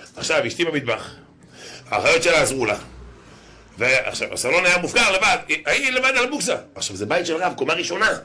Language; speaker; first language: Hebrew; native; Hebrew